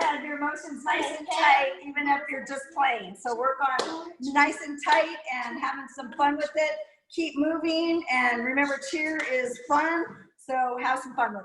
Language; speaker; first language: English; native; English